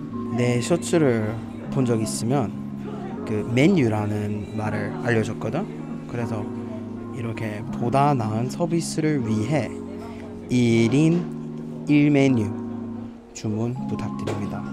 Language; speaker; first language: Korean; non-native, fluent; English